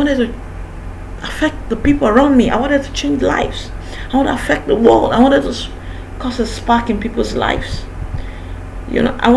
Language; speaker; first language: English; non-native, local second language; Yoruba